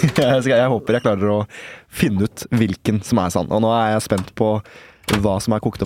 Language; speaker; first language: Norwegian; native; Norwegian